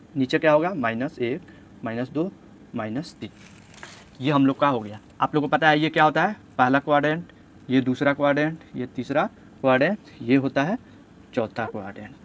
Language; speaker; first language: Hindi; native; Hindi